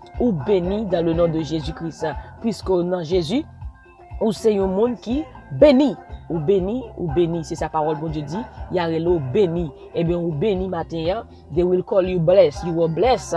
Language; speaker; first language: French; non-native, local second language; Haitian Creole